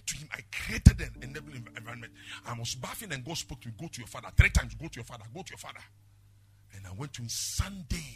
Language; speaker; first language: English; non-native, local second language; Akan